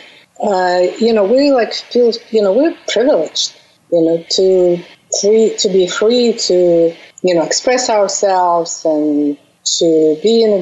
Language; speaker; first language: English; non-native, fluent; Russian